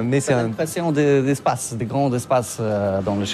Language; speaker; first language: French; non-native, learner; Polish